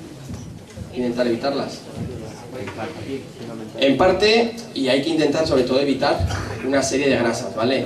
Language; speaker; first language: Spanish; native; Spanish